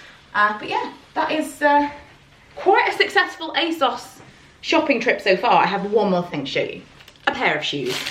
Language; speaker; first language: English; native; English